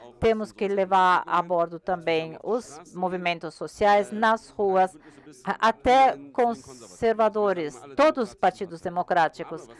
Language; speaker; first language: Portuguese; non-native, learner; German